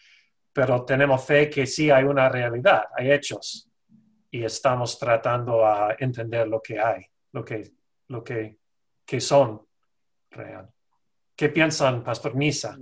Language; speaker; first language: Spanish; non-native, fluent; English